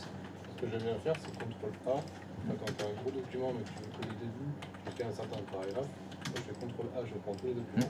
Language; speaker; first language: French; native; French